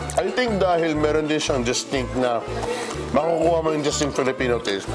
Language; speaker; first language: Filipino; non-native, local second language; Pampanga